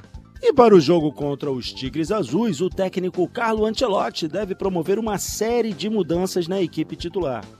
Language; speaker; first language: Portuguese; native; Portuguese